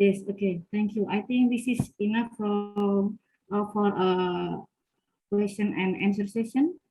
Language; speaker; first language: English; non-native, fluent; Indonesian